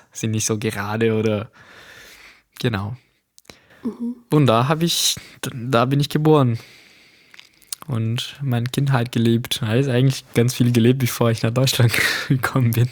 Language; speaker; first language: German; non-native, fluent; Portuguese